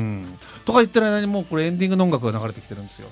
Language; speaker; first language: Japanese; native; Japanese